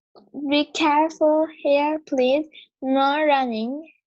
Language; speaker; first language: English; non-native, learner; Turkish